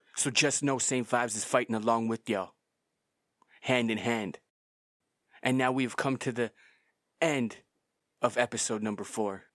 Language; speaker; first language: English; native; English